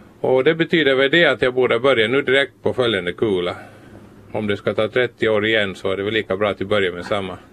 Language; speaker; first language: Swedish; native; Swedish